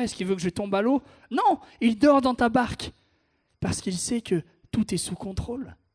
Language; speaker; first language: French; native; French